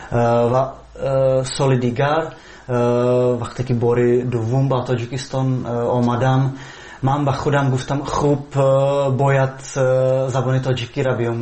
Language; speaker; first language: Persian; non-native, learner; Czech